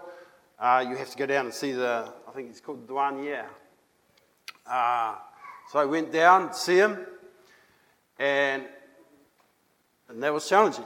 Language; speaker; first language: English; native; English